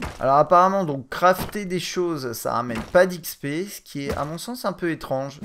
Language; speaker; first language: French; native; French